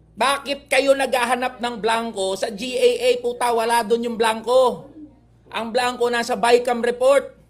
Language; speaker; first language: Filipino; native; Filipino